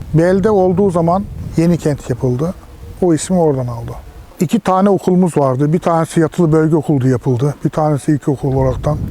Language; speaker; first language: Turkish; native; Turkish